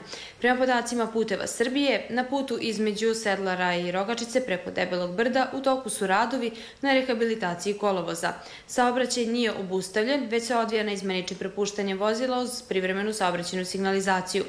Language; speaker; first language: Serbian; native; Serbian